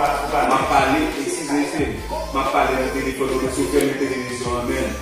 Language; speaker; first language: Portuguese; non-native, learner; Haitian Creole